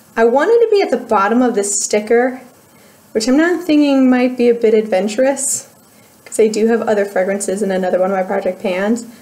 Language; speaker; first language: English; native; English